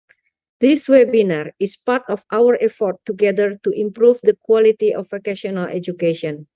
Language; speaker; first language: English; non-native, fluent; Indonesian